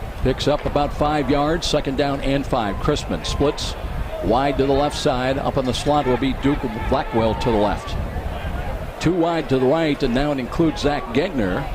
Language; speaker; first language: English; native; English